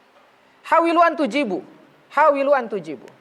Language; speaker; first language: Arabic; non-native, fluent; Indonesian